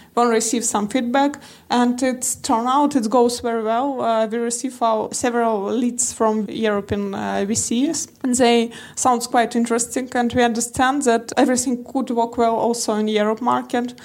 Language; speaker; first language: English; non-native, learner; Russian